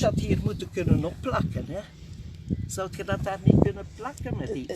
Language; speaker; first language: Dutch; native; Dutch